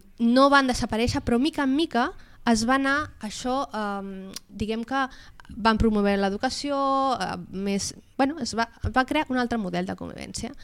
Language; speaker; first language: Catalan; native; Catalan